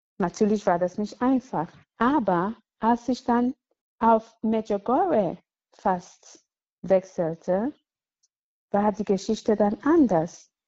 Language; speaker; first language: German; non-native, fluent; English